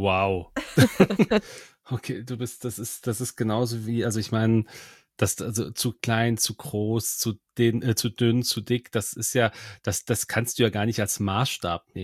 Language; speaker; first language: German; native; German